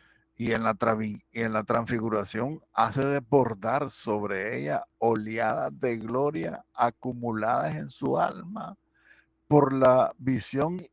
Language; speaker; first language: Spanish; native; Spanish